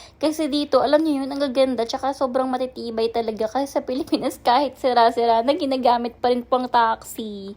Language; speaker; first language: Filipino; native; Filipino